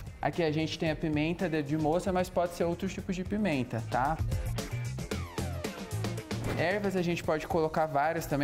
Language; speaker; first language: Portuguese; native; Portuguese